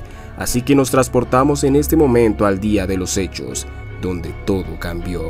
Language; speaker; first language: Spanish; native; Spanish